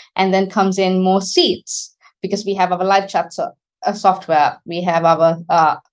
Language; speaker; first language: English; non-native, local second language; Sinhala